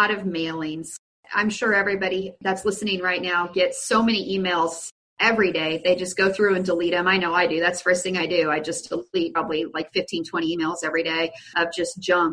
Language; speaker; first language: English; native; English